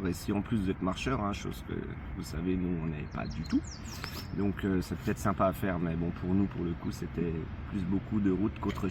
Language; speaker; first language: French; native; French